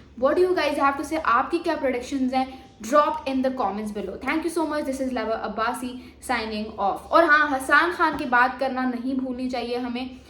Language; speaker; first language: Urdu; non-native, local second language; Sindhi